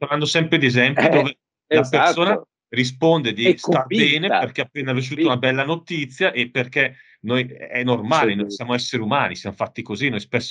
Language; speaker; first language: Italian; native; Italian